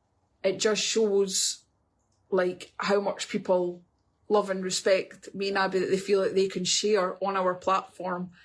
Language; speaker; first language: English; native; English